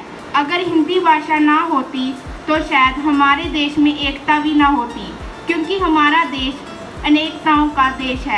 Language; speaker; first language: Hindi; non-native, local second language; Punjabi